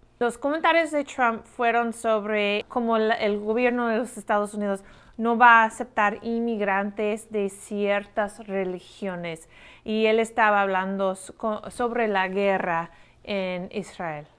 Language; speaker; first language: Spanish; non-native, fluent; English